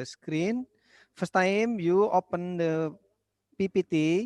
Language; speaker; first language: English; non-native, learner; Indonesian